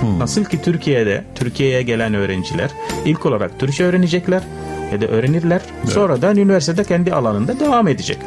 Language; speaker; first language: Turkish; non-native, fluent; Arabic